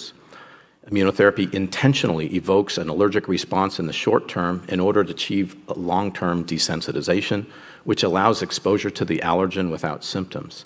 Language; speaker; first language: English; native; English